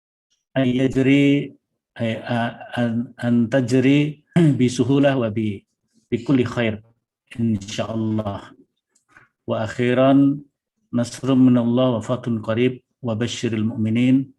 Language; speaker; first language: Arabic; non-native, fluent; Indonesian